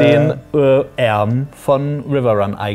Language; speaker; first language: German; native; German